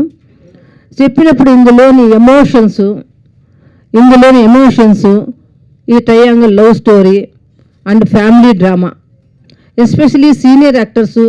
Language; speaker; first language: Telugu; native; Telugu